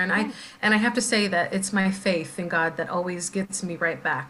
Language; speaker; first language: English; native; English